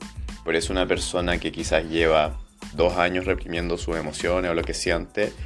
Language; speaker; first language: Spanish; native; Spanish